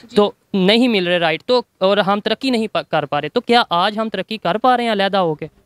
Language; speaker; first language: Urdu; native; Urdu